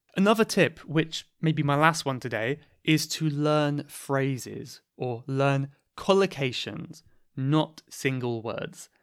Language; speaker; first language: English; native; English